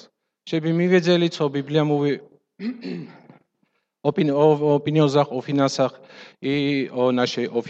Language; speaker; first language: Polish; non-native, fluent; Russian